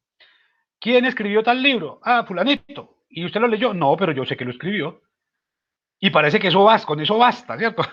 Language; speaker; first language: Spanish; native; Spanish